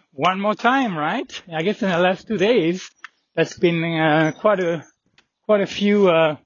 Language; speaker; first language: English; non-native, fluent; French